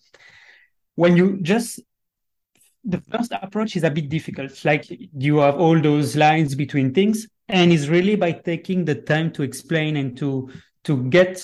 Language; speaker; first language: English; non-native, fluent; French